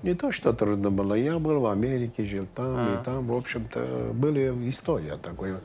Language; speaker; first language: Russian; non-native, local second language; Armenian